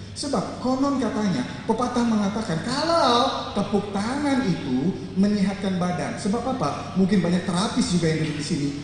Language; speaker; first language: Indonesian; native; Indonesian